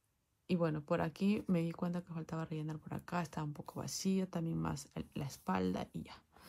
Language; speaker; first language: Spanish; native; Spanish